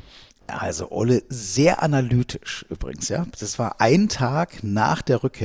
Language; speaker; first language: German; native; German